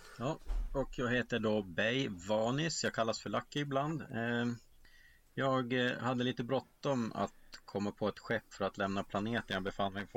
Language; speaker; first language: Swedish; native; Swedish